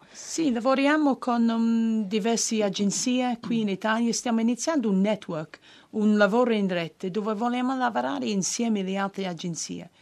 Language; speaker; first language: Italian; non-native, fluent; English